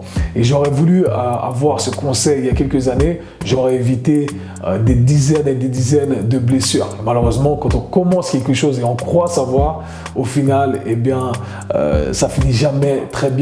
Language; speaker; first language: French; native; French